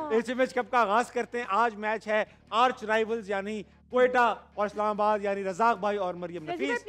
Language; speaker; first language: Urdu; native; Urdu